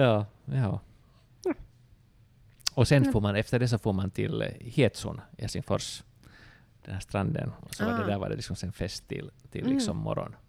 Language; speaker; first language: Swedish; native; Swedish